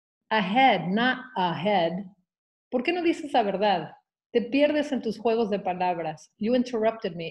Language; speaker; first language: Spanish; early bilingual, heritage; Spanish